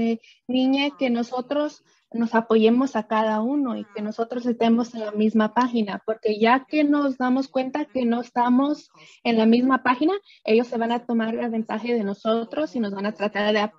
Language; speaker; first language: Spanish; early bilingual, other home language; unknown